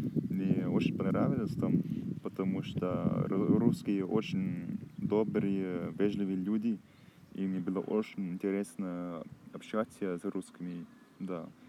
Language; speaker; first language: Russian; non-native, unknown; German